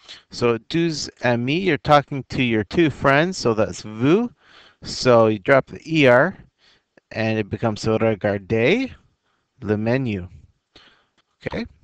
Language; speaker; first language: English; native; English